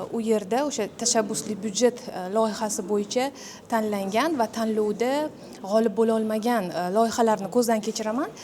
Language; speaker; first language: Uzbek; native; Uzbek